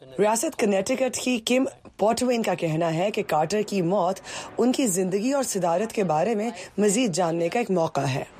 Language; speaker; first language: Urdu; native; Urdu